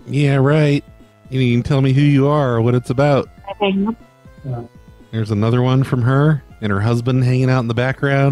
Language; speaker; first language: English; native; English